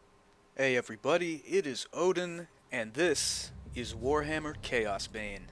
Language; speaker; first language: English; native; English